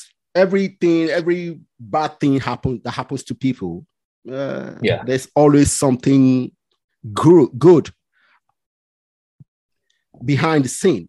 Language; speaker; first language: English; non-native, local second language; Yoruba